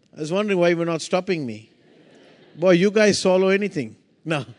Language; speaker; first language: English; non-native, local second language; Sinhala